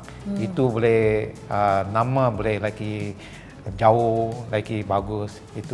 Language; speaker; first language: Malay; non-native, local second language; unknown